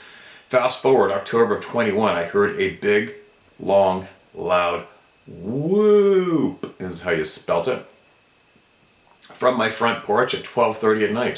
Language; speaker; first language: English; native; English